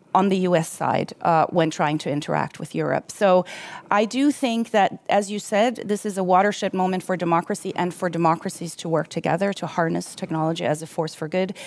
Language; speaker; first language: English; non-native, fluent; German